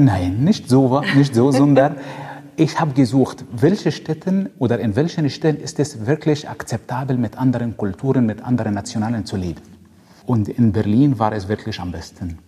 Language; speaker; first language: German; non-native, fluent; Arabic